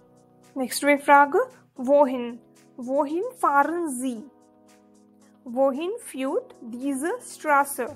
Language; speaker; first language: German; non-native, learner; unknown